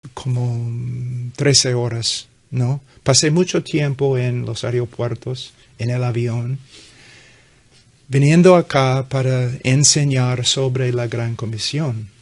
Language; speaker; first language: Spanish; non-native, fluent; English